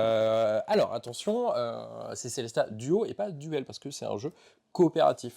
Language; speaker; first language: French; native; French